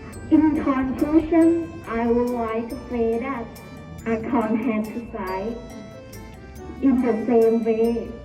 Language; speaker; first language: English; non-native, learner; Thai